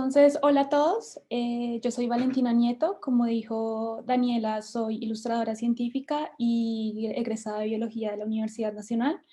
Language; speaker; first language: Spanish; native; Spanish